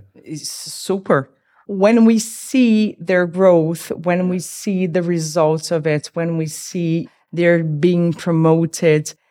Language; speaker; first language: English; non-native, fluent; Portuguese